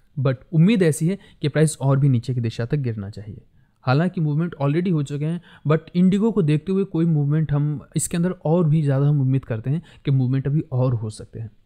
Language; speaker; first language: Hindi; native; Hindi